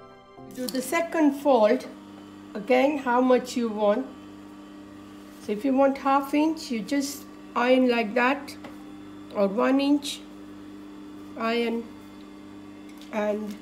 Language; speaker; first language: English; non-native, fluent; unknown